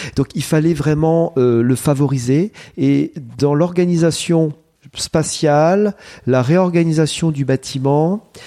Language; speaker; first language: French; native; French